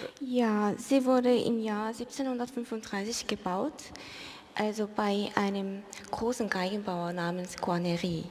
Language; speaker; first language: German; early bilingual, other home language; Korean